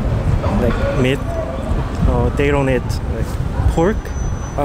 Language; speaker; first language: English; non-native, learner; Korean